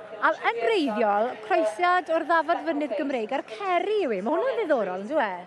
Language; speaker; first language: Welsh; native; Welsh